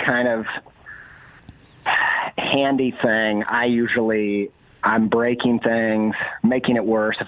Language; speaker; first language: English; native; English